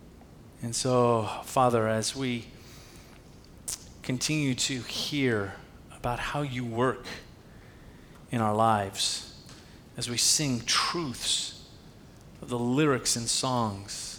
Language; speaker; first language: English; native; English